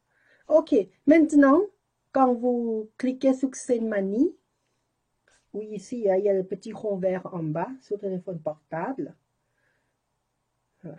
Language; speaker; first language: French; non-native, learner; Thai